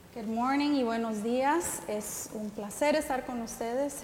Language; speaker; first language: Spanish; early bilingual, heritage; Spanish